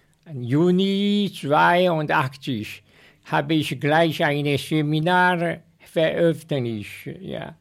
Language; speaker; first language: German; non-native, learner; Chinese